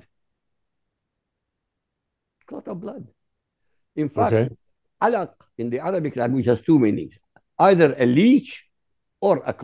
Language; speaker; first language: English; non-native, fluent; Arabic